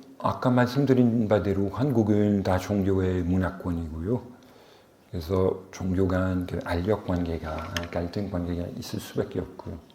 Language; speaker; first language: Korean; non-native, fluent; French